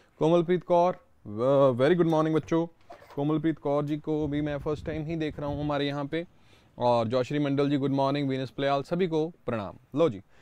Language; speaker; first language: Hindi; non-native, local second language; Punjabi